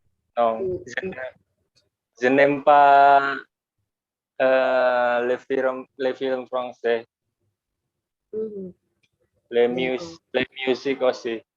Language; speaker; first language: French; non-native, learner; Indonesian